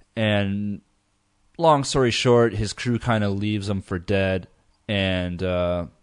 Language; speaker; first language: English; native; English